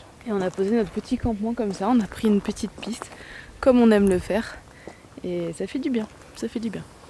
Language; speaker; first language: French; native; French